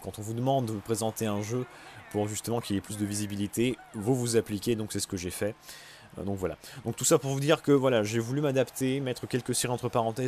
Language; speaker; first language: French; native; French